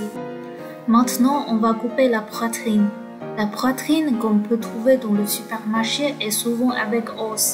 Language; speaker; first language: French; non-native, fluent; Chinese